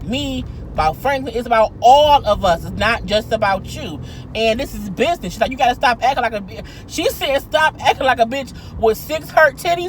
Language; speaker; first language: English; native; English